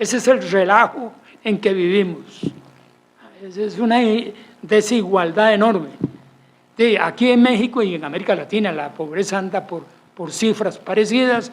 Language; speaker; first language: Spanish; native; Spanish